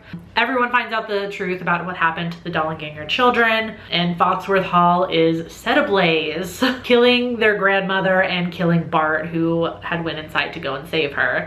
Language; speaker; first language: English; native; English